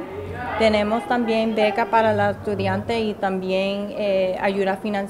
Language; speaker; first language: Spanish; early bilingual, heritage; Spanish